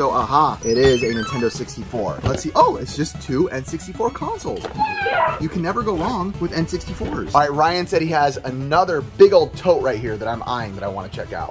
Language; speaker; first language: English; native; English